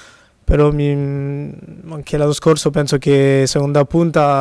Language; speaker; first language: Italian; non-native, fluent; French